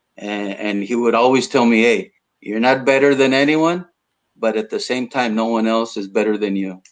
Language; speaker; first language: English; early bilingual, other home language; Spanish